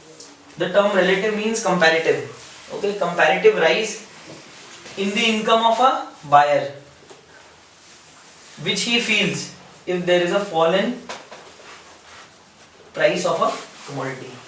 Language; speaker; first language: English; non-native, local second language; Hindi